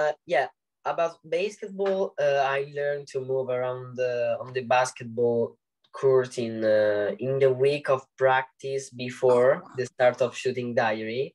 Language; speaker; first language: English; non-native, learner; Italian